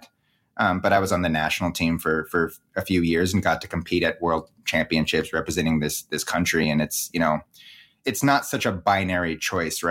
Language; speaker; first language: English; native; English